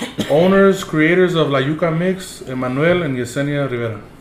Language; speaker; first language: English; early bilingual, other home language; Spanish